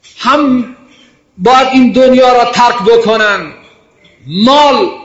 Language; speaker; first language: Persian; non-native, local second language; Baluchi